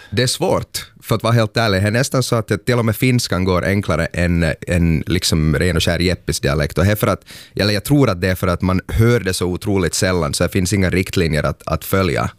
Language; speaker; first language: Swedish; native; Swedish